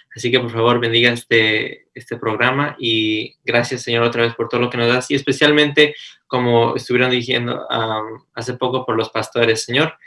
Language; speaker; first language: Spanish; early bilingual, heritage; Spanish